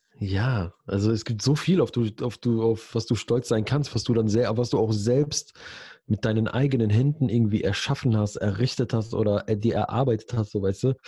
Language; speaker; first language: German; early bilingual, other home language; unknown